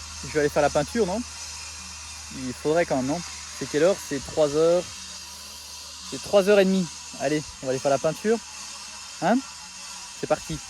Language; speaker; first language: French; native; French